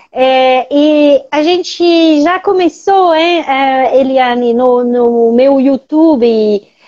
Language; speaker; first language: Portuguese; non-native, fluent; French